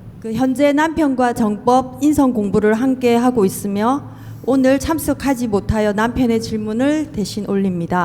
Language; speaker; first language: Korean; native; Korean